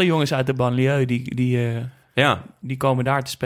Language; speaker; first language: Dutch; native; Dutch